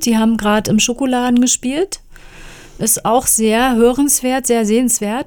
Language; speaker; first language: German; native; German